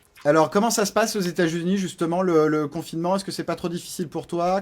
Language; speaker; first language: French; native; French